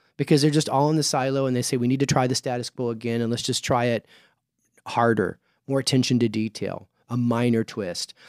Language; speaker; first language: English; native; English